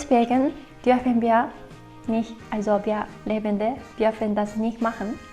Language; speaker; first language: German; non-native, fluent; Japanese